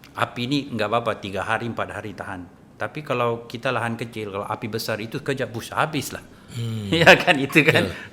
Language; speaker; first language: Malay; native; Malay